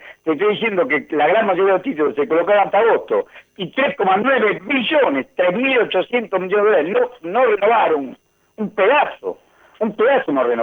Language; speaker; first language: Spanish; native; Spanish